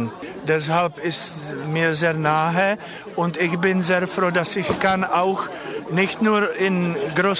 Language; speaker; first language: German; non-native, learner; Czech